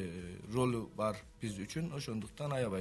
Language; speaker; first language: Kyrgyz; non-native, learner; Turkish